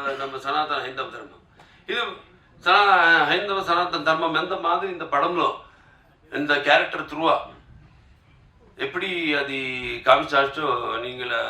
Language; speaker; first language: Tamil; non-native, local second language; Telugu